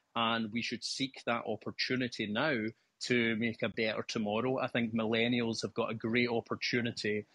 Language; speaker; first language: English; native; English